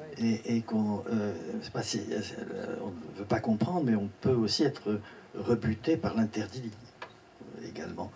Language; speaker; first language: French; native; French